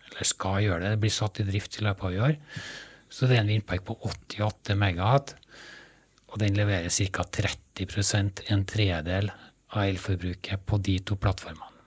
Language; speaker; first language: Norwegian; native; Norwegian